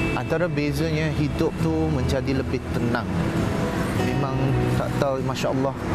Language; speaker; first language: Malay; non-native, local second language; Chinese